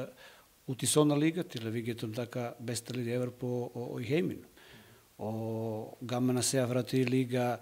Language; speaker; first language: Icelandic; non-native, learner; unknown